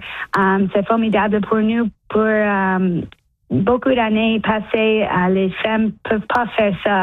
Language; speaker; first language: French; early bilingual, heritage; English